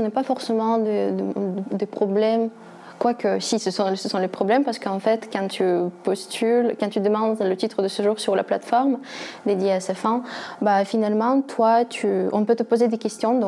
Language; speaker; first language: French; non-native, fluent; Russian